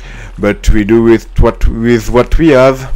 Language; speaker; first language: English; non-native, learner; French